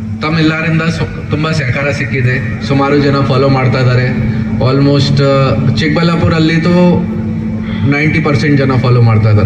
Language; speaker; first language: Kannada; non-native, fluent; Hindi